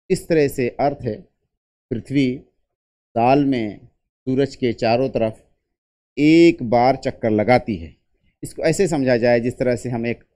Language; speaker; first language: Hindi; native; Hindi